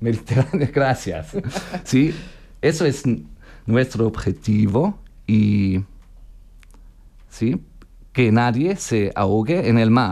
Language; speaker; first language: Spanish; non-native, learner; German